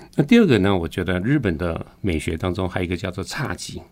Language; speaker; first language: Chinese; native; Chinese